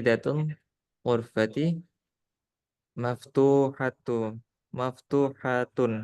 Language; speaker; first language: Arabic; non-native, learner; Indonesian